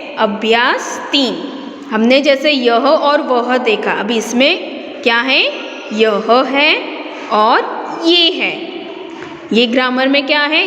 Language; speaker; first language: Hindi; non-native, local second language; Gujarati